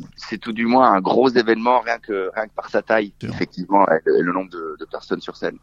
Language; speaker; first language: French; non-native, fluent; Italian